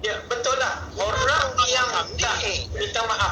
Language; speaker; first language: Malay; native; Malay